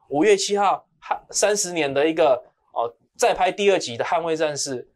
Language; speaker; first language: Chinese; native; Chinese